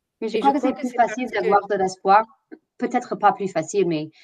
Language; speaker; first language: French; non-native, fluent; English